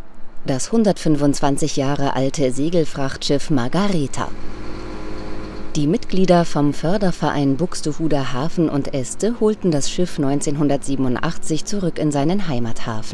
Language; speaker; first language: German; native; German